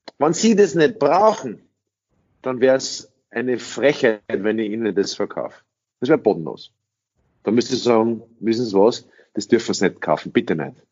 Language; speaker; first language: German; early bilingual, other home language; English